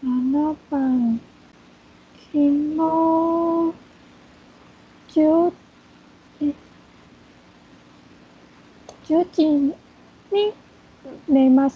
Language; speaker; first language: Japanese; non-native, learner; Chinese